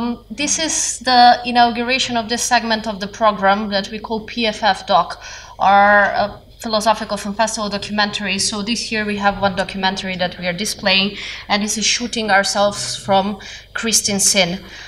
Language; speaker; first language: English; non-native, fluent; Macedonian